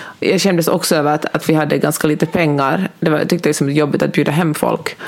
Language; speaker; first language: Swedish; native; Swedish